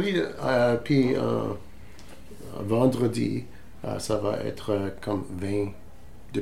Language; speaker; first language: French; non-native, learner; English